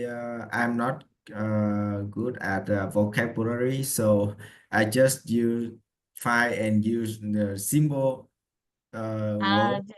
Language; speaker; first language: English; non-native, learner; Vietnamese